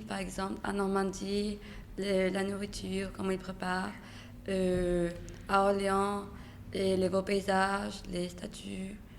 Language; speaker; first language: French; non-native, learner; Spanish